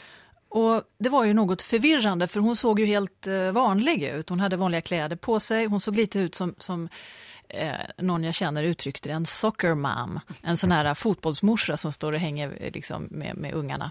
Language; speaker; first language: Swedish; native; Swedish